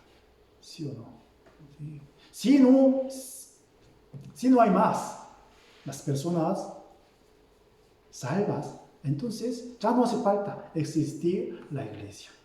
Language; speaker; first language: Spanish; non-native, fluent; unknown